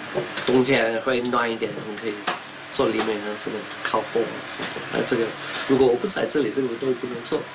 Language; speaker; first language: Chinese; non-native, learner; English